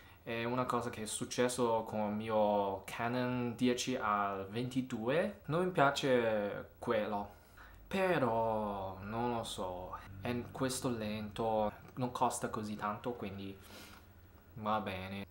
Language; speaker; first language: Italian; non-native, learner; English